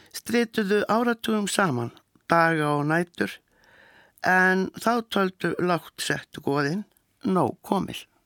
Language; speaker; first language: Icelandic; native; Icelandic